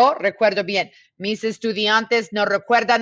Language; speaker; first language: Spanish; non-native, fluent; English